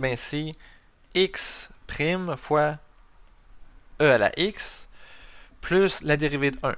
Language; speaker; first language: French; native; French